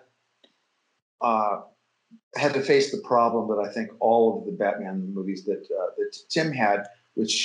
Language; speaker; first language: English; native; English